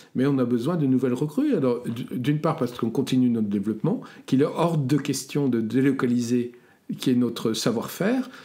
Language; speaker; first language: French; native; French